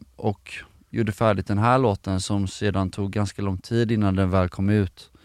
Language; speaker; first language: Swedish; native; Swedish